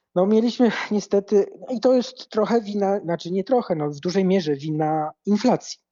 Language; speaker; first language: Polish; native; Polish